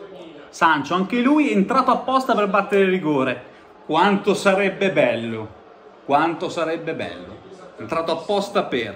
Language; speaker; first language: Italian; native; Italian